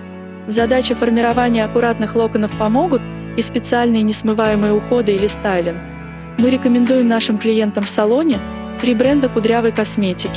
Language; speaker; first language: Russian; native; Russian